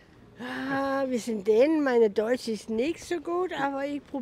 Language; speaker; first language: German; non-native, learner; Danish